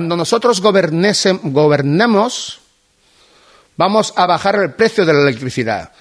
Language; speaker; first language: Spanish; non-native, local second language; Catalan